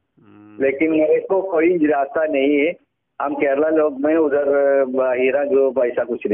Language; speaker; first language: Hindi; non-native, local second language; Malayalam